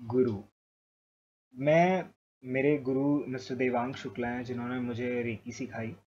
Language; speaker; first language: Hindi; native; Hindi